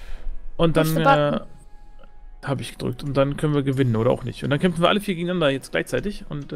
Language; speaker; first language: German; native; German